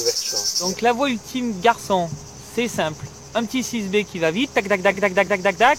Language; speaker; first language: French; native; French